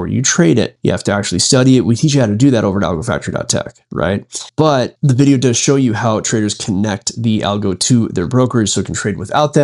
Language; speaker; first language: English; native; English